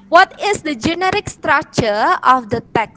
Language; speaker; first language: English; non-native, fluent; Indonesian